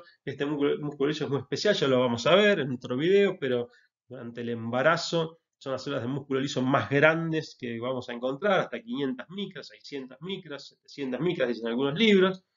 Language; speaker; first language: Spanish; native; Spanish